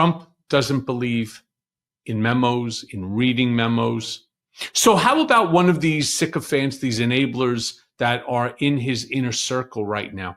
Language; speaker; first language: English; native; English